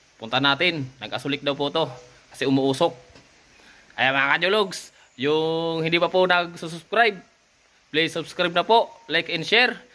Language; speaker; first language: Filipino; non-native, local second language; Bikol